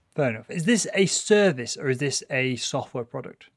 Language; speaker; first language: English; native; English